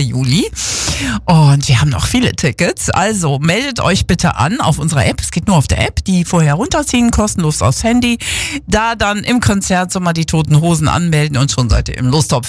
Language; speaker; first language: German; native; German